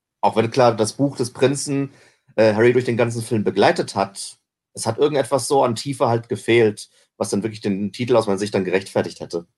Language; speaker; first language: German; native; German